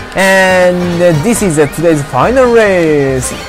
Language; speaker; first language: English; non-native, learner; Japanese